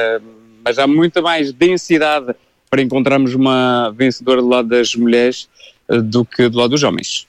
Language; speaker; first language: Portuguese; native; Portuguese